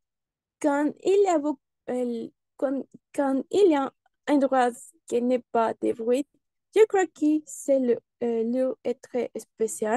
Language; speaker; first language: French; non-native, learner; Spanish